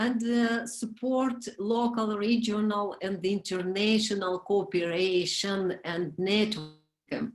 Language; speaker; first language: English; non-native, learner; Romanian